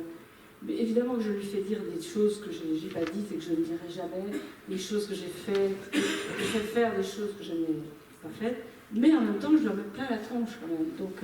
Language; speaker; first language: French; native; French